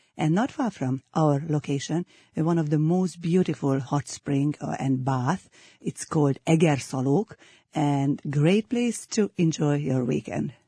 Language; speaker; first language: English; non-native, fluent; Hungarian